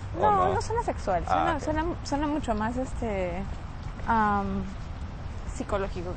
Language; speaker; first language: Spanish; native; Spanish